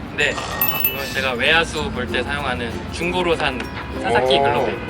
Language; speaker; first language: Korean; native; Korean